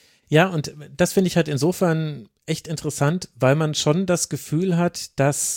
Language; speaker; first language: German; native; German